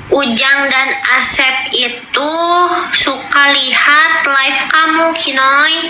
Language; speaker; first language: Indonesian; non-native, local second language; Sundanese